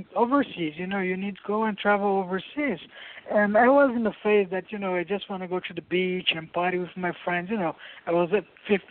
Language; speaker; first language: English; non-native, fluent; Portuguese